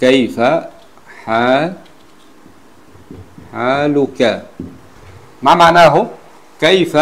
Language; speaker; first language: Arabic; non-native, fluent; Western Cham